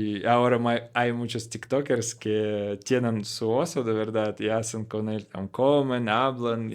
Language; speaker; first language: Spanish; non-native, learner; Russian